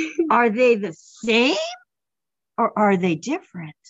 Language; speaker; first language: English; native; English